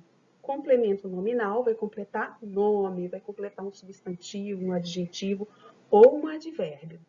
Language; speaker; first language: Portuguese; native; Portuguese